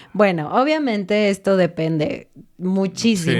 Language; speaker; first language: Spanish; native; Spanish